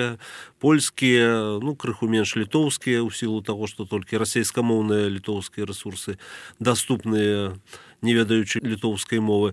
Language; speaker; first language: Belarusian; native; Belarusian